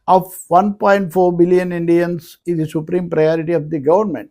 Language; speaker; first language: English; non-native, local second language; Telugu